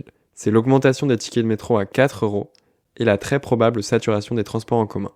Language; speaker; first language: French; native; French